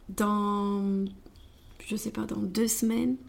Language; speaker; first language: French; non-native, fluent; Romanian